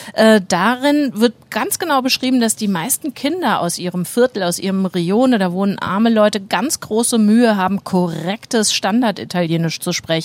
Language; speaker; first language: German; native; German